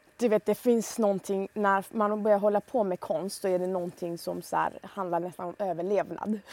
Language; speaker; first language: Swedish; early bilingual, other home language; Persian